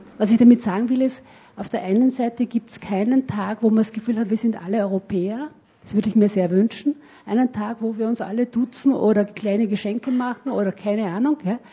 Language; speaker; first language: German; native; German